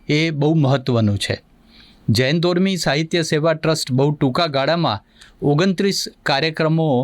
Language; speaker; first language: Gujarati; native; Gujarati